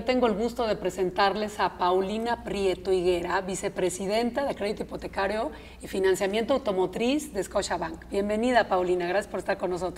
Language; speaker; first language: Spanish; native; Spanish